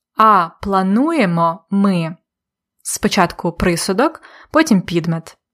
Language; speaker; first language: Ukrainian; native; Ukrainian